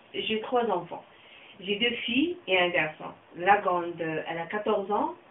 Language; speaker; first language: French; non-native, local second language; Kabyle